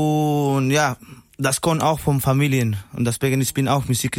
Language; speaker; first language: German; non-native, learner; Spanish